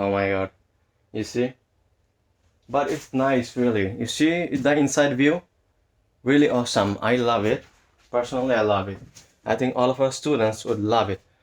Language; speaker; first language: English; non-native, local second language; Bangla